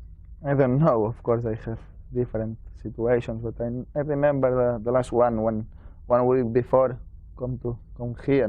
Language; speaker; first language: English; non-native, learner; Spanish